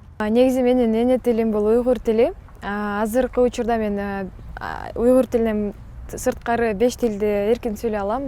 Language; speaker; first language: Kyrgyz; non-native, local second language; Uyghur